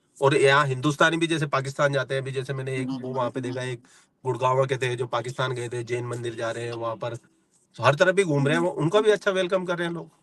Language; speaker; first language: Hindi; native; Hindi